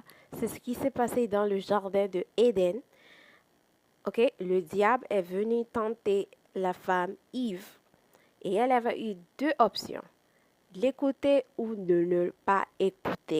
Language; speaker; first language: French; non-native, fluent; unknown